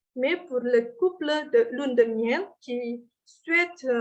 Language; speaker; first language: French; non-native, fluent; Indonesian